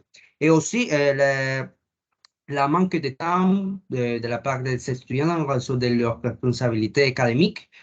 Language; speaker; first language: French; non-native, learner; Spanish